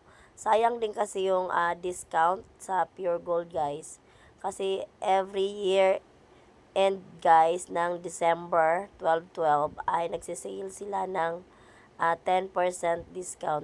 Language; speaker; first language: Filipino; non-native, local second language; Cebuano